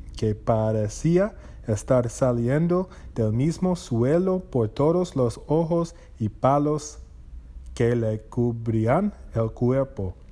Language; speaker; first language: Spanish; non-native, learner; English